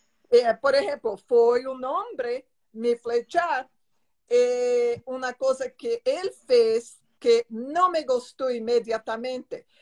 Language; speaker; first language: Spanish; non-native, learner; Portuguese